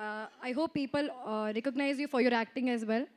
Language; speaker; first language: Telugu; non-native, learner; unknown